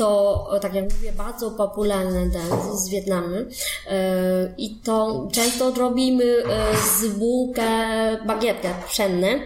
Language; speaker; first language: Polish; non-native, fluent; Vietnamese